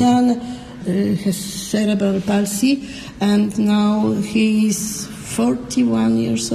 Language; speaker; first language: English; non-native, learner; Polish